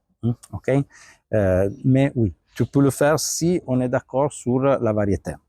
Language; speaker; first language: French; non-native, fluent; Italian